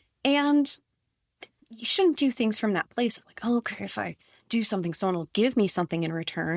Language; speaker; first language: English; native; English